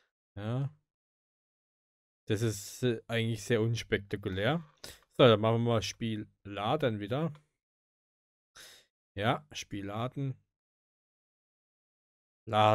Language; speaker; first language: German; native; German